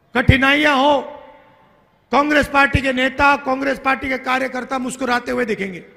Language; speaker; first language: Hindi; native; Hindi